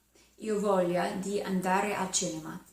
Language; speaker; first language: Italian; non-native, fluent; English